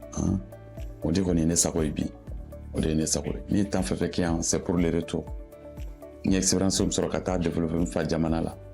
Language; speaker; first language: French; non-native, local second language; Bambara